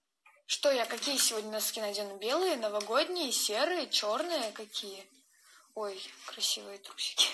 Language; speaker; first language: Russian; native; Russian